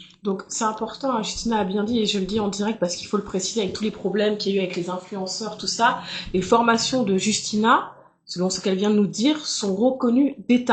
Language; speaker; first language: French; native; French